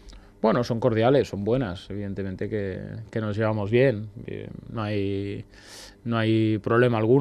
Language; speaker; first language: Spanish; native; Spanish